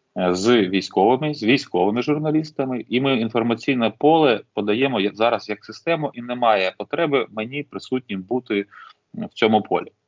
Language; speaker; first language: Ukrainian; non-native, local second language; Russian